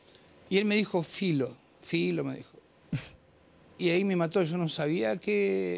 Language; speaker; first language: Spanish; native; Spanish